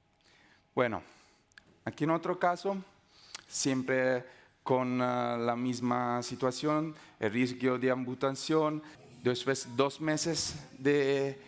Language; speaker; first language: Spanish; non-native, fluent; Italian